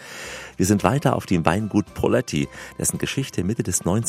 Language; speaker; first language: German; native; German